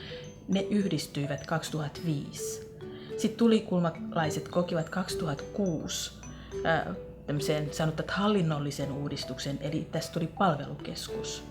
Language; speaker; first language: Finnish; native; Finnish